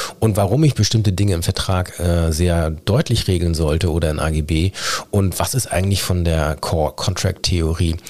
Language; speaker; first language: German; native; German